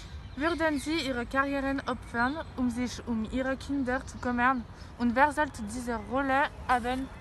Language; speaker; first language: German; non-native, learner; French